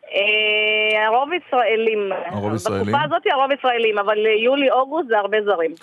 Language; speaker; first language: Hebrew; non-native, fluent; Russian